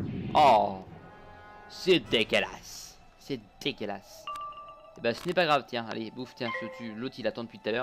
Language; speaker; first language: French; native; French